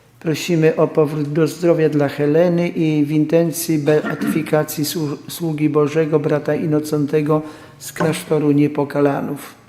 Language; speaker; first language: Polish; native; Polish